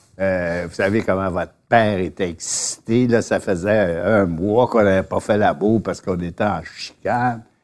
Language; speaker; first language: French; native; French